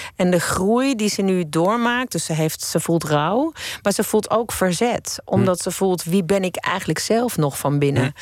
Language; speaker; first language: Dutch; native; Dutch